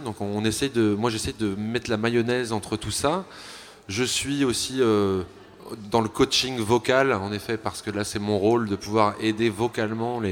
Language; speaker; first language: French; native; French